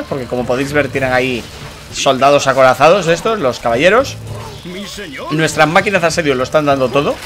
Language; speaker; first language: Spanish; native; Spanish